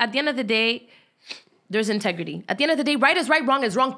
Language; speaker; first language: English; native; English